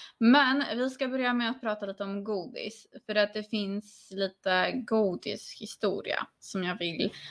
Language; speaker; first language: Swedish; non-native, fluent; Polish